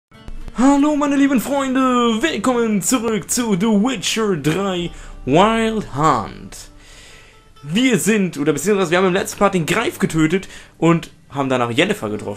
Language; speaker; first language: German; native; German